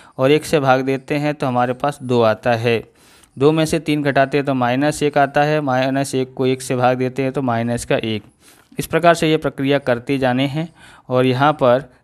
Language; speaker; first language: Hindi; non-native, local second language; Gujarati